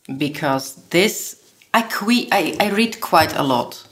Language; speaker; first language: English; non-native, fluent; Slovak